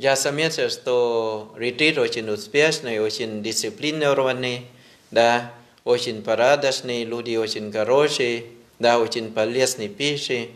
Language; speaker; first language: Russian; non-native, fluent; Thai